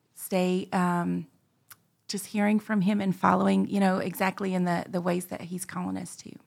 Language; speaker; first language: English; native; English